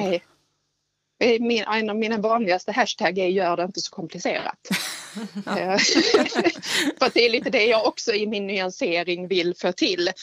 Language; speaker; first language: Swedish; native; Swedish